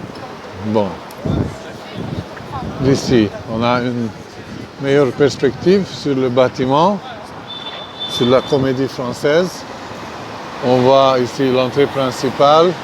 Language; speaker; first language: French; non-native, fluent; Hungarian